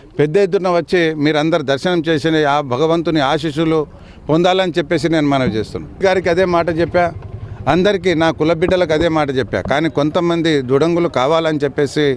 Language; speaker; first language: Telugu; non-native, local second language; Lambadi